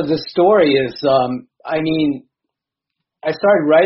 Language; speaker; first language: English; native; English